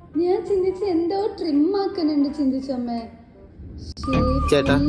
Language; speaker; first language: Malayalam; non-native, learner; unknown